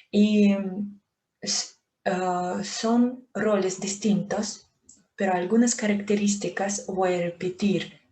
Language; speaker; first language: Spanish; non-native, fluent; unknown